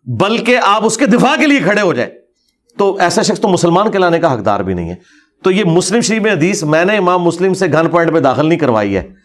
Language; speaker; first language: Urdu; non-native, local second language; Punjabi